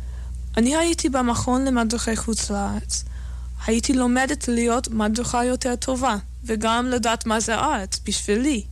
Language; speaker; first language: Hebrew; non-native, fluent; English